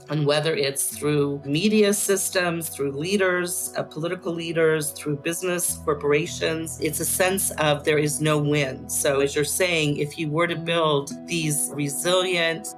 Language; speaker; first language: English; native; English